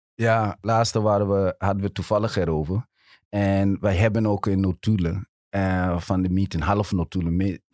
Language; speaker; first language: Dutch; early bilingual, other home language; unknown